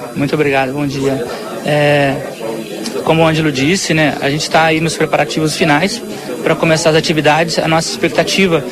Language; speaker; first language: Portuguese; native; Portuguese